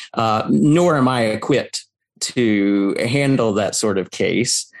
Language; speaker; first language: English; native; English